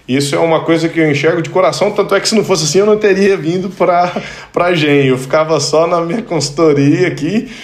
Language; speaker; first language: Portuguese; native; Portuguese